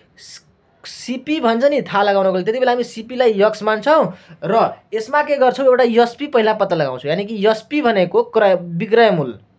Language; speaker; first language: Nepali; non-native, local second language; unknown